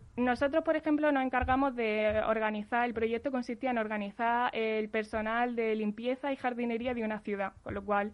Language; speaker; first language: Spanish; native; Spanish